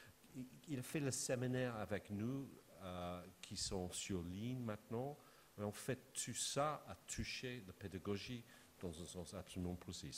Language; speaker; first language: French; non-native, fluent; English